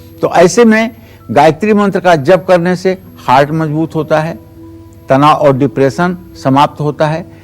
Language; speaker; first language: Hindi; native; Hindi